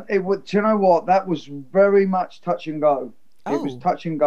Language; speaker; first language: English; native; English